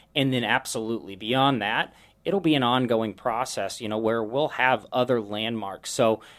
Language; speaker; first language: English; native; English